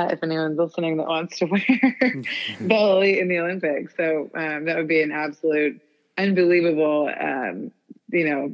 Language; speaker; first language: English; native; English